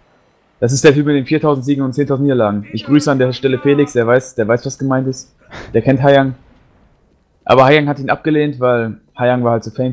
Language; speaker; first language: German; native; German